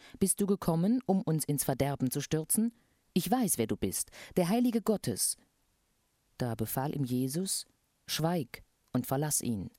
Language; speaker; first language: German; native; German